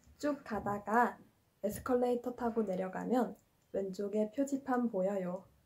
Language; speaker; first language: Korean; non-native, fluent; Chinese